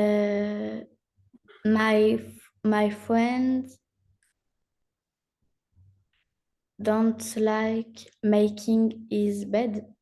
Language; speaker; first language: English; non-native, learner; French